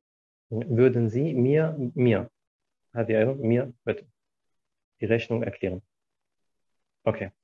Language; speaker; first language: German; non-native, fluent; Arabic